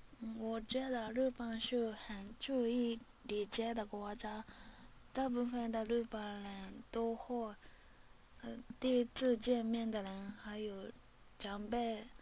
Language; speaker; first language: Chinese; non-native, learner; Japanese